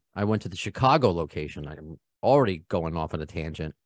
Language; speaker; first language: English; native; English